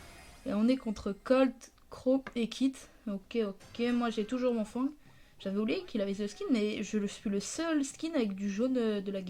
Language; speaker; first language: French; native; French